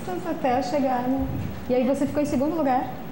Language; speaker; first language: Portuguese; native; Portuguese